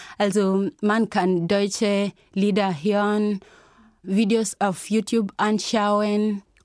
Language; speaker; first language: German; non-native, fluent; Swahili